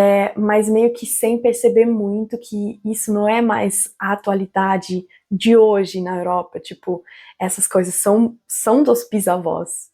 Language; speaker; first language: Portuguese; non-native, fluent; German